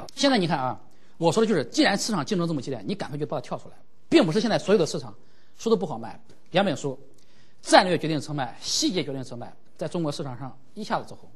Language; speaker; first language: Chinese; native; Chinese